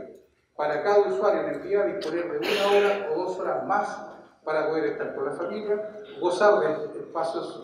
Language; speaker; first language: Spanish; native; Spanish